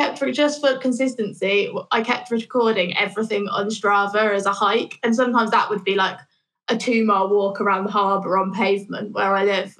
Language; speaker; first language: English; native; English